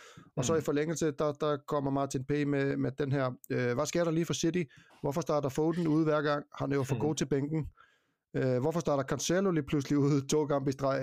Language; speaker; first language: Danish; native; Danish